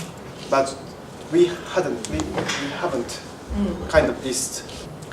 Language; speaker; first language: English; non-native, learner; Japanese